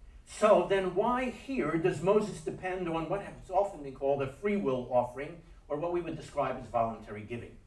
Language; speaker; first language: English; native; English